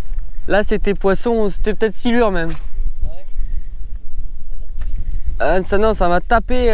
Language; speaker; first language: French; native; French